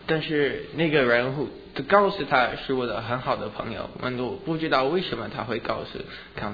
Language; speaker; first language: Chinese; early bilingual, heritage; English